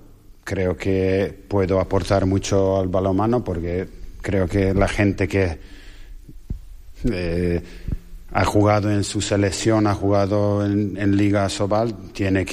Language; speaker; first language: Spanish; non-native, fluent; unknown